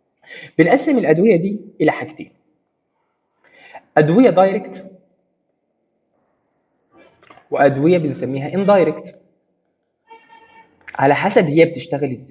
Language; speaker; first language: Arabic; native; Arabic